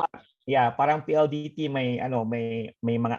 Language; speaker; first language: Filipino; non-native, fluent; Indonesian